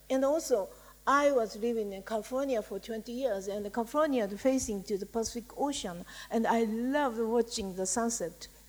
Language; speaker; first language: English; non-native, fluent; Japanese